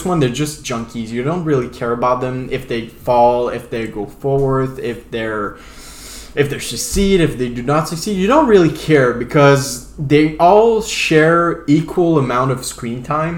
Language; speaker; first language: English; non-native, fluent; French